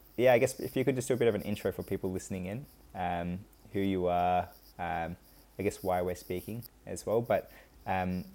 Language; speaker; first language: English; early bilingual, other home language; Hindi